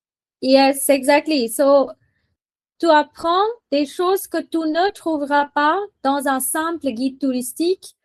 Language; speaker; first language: French; non-native, fluent; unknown